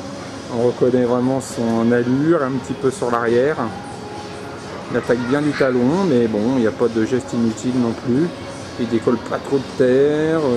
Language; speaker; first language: French; native; French